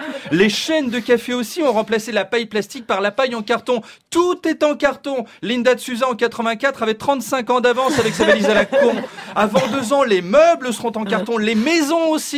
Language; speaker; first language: French; native; French